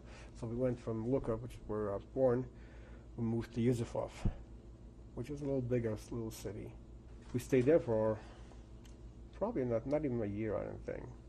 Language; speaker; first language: English; early bilingual, other home language; Yiddish